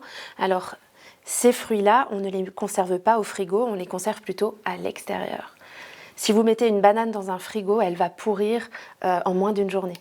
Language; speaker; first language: French; native; French